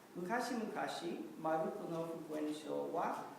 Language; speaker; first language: Japanese; non-native, learner; English